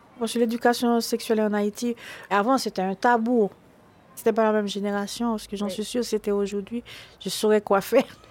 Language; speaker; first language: French; non-native, local second language; Haitian Creole